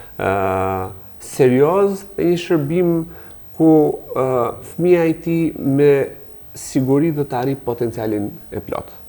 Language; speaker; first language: Albanian; native; Albanian